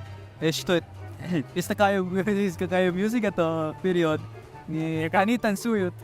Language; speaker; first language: Russian; non-native, learner; Filipino